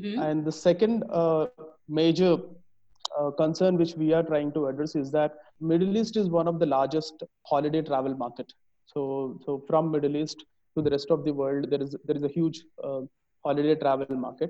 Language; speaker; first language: English; non-native, local second language; Telugu